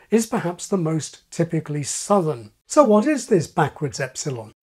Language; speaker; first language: English; native; English